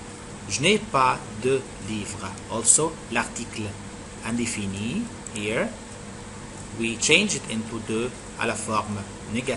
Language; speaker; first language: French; non-native, fluent; Arabic